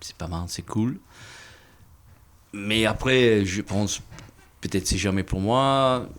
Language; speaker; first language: French; non-native, fluent; English